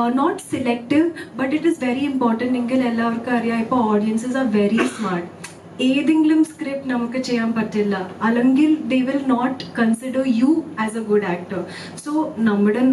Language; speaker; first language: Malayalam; early bilingual, heritage; Malayalam